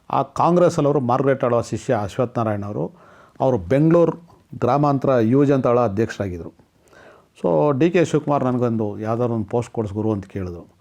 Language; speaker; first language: Kannada; non-native, local second language; Telugu